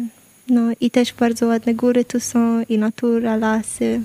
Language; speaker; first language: Polish; early bilingual, heritage; Polish